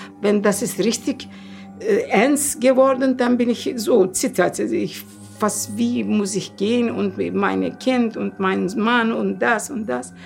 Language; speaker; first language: German; non-native, learner; Turkish